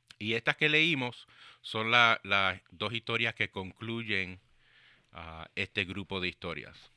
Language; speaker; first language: Spanish; early bilingual, heritage; Spanish